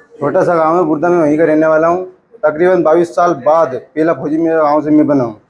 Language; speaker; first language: Hindi; native; Hindi